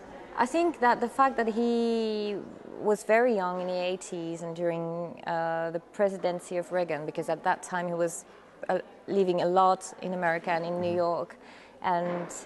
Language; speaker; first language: English; non-native, fluent; French